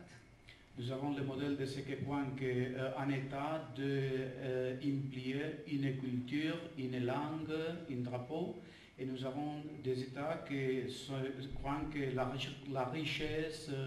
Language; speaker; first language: French; non-native, fluent; Catalan